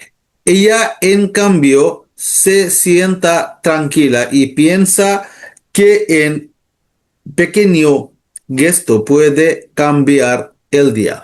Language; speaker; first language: Spanish; non-native, learner; Bangla